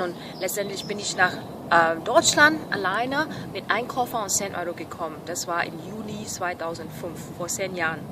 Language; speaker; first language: German; non-native, fluent; Burmese